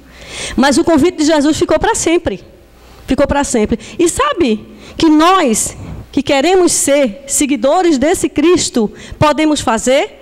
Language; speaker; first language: Portuguese; native; Portuguese